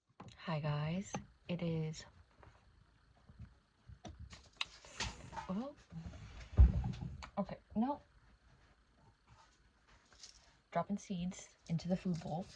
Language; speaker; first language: English; native; English